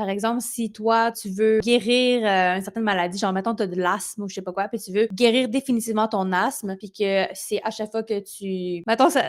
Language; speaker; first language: French; native; French